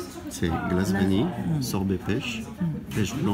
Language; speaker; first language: French; native; French